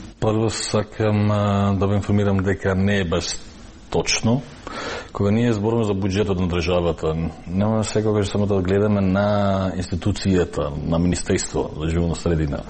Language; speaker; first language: Macedonian; non-native, local second language; Albanian